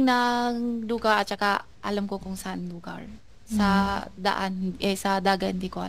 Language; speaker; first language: Filipino; non-native, learner; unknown